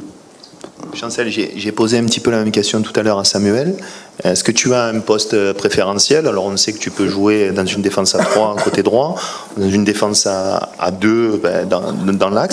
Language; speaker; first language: French; native; French